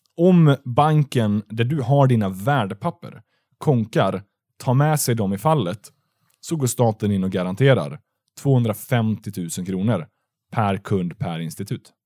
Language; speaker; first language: Swedish; native; Swedish